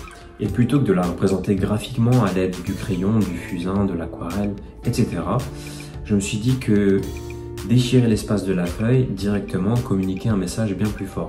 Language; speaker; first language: French; native; French